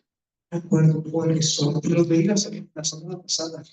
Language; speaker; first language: Spanish; native; Spanish